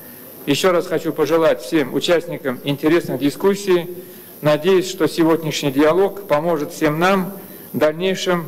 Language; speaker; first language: Russian; native; Russian